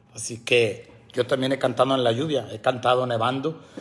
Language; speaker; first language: Spanish; early bilingual, heritage; Spanish